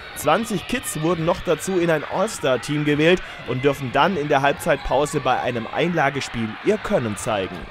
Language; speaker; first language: German; native; German